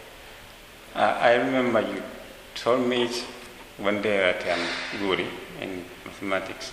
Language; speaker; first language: English; non-native, local second language; Swahili